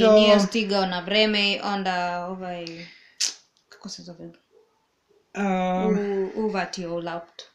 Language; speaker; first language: Serbian; native; Serbian